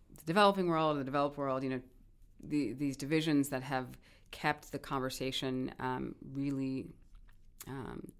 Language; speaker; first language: English; native; English